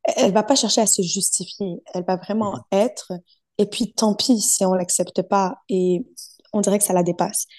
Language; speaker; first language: French; early bilingual, other home language; Arabic